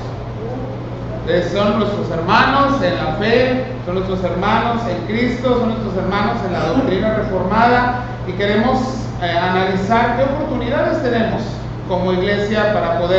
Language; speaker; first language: Spanish; native; Spanish